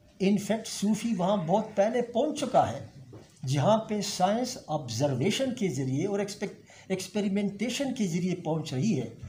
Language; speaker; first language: Urdu; non-native, local second language; Pashto